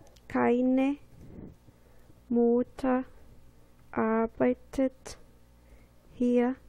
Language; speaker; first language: German; non-native, fluent; Portuguese